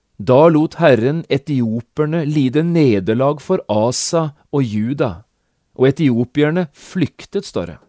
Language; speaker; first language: Norwegian; native; Norwegian